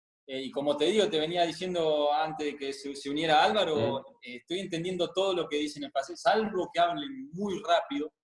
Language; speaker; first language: Spanish; native; Spanish